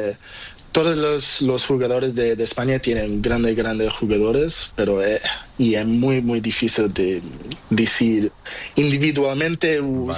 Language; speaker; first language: Spanish; non-native, learner; Portuguese